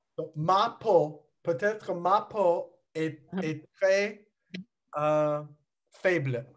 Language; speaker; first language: French; non-native, learner; English